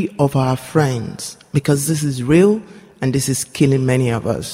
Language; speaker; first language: English; non-native, local second language; Yoruba